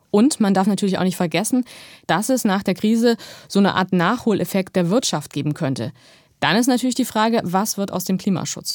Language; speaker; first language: German; native; German